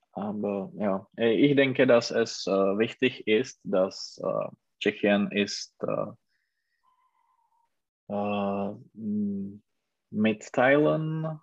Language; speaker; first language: German; non-native, learner; Czech